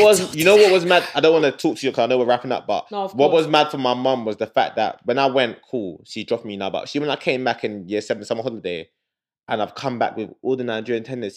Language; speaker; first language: English; native; English